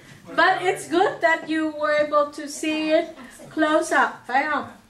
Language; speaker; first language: English; non-native, fluent; Vietnamese